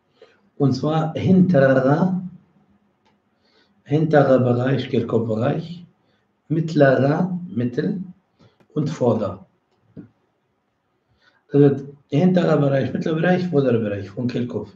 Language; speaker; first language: German; non-native, fluent; Arabic